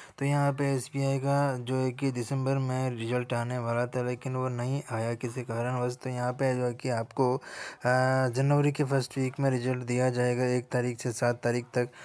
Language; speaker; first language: Hindi; native; Hindi